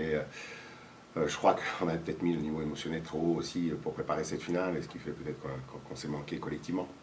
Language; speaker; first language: French; native; French